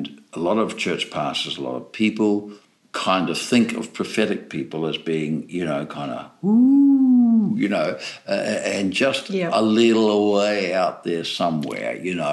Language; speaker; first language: English; native; English